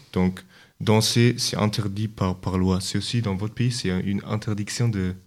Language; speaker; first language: French; non-native, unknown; German